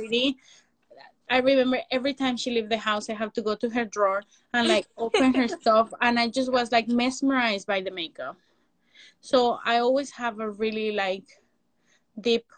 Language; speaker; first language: English; non-native, fluent; Spanish